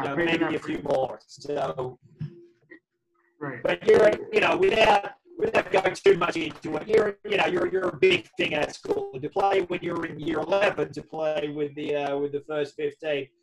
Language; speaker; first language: English; native; English